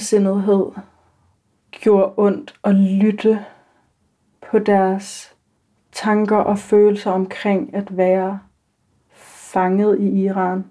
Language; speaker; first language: Danish; early bilingual, other home language; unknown